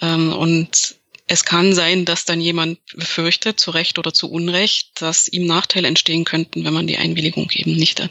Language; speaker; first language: German; native; German